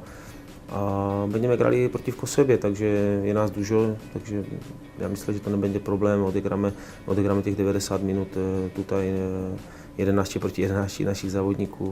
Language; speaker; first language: Polish; non-native, learner; Czech